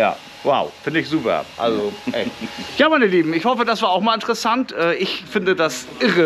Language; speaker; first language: German; native; German